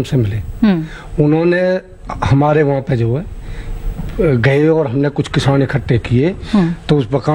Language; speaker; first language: Hindi; native; Hindi